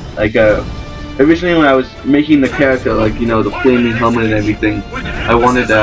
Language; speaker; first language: English; native; English